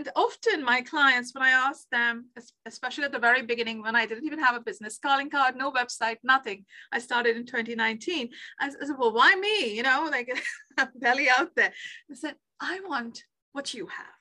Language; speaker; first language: English; non-native, local second language; Bangla